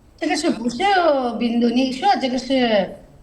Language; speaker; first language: Chinese; non-native, learner; Telugu